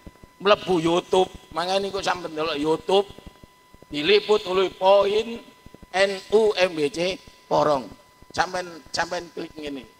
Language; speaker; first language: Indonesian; non-native, local second language; Javanese